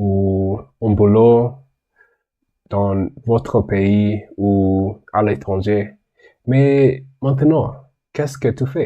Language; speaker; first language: French; non-native, learner; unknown